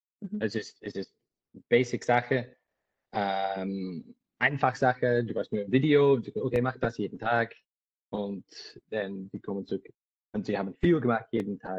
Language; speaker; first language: German; non-native, learner; English